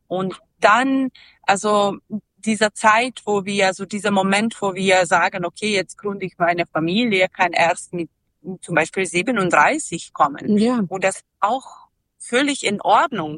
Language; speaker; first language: German; non-native, fluent; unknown